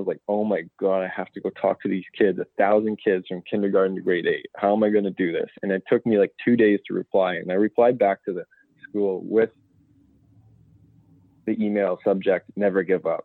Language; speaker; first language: English; native; English